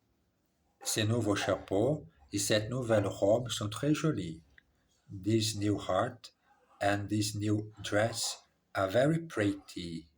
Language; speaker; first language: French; non-native, learner; English